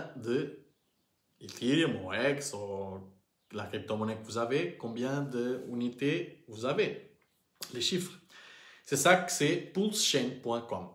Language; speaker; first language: French; non-native, learner; Portuguese